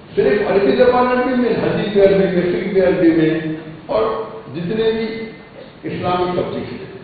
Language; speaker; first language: Urdu; non-native, local second language; Konkani